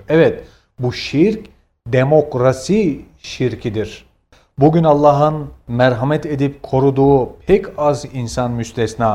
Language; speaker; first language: Turkish; native; Turkish